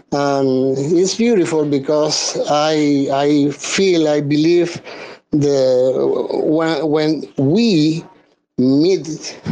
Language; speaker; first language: English; non-native, learner; Spanish